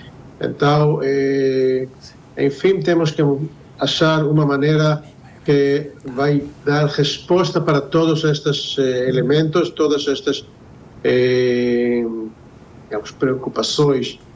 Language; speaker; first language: Portuguese; non-native, fluent; Hebrew